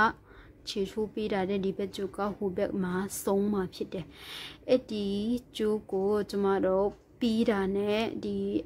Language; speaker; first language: Burmese; non-native, local second language; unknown